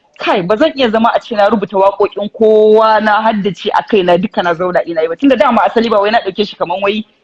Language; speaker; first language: Hausa; non-native, local second language; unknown